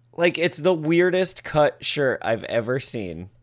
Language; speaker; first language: English; native; English